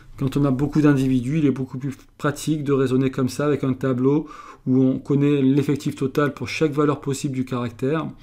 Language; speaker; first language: French; native; French